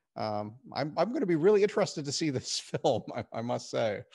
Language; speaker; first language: English; native; English